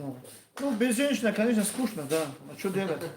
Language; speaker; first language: Russian; non-native, learner; Tajik